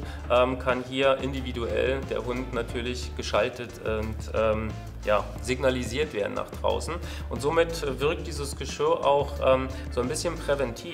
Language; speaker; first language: German; native; German